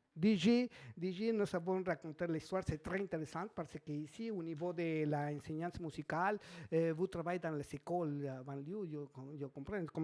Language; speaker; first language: French; non-native, learner; Spanish